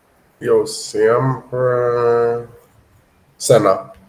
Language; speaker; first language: Spanish; non-native, learner; English